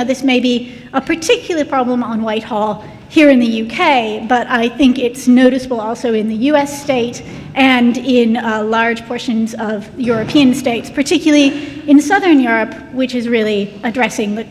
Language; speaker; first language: English; native; English